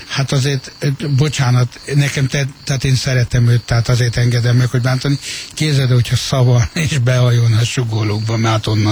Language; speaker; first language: Hungarian; native; Hungarian